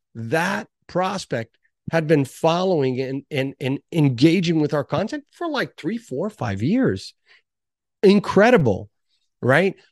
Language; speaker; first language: English; early bilingual, other home language; Portuguese